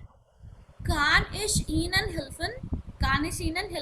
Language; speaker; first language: German; non-native, fluent; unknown